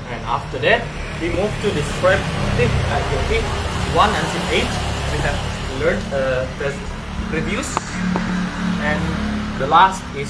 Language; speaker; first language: English; non-native, learner; Indonesian